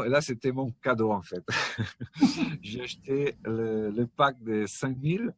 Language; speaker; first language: French; non-native, fluent; Italian